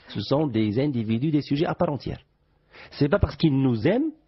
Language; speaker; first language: French; non-native, local second language; Arabic